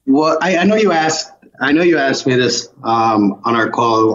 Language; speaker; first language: English; native; English